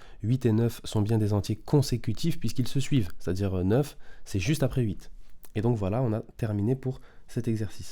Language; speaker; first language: French; native; French